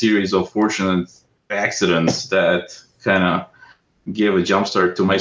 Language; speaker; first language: English; non-native, fluent; Russian